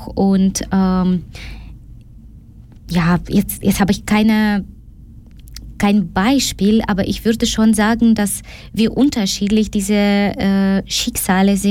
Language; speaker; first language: German; non-native, fluent; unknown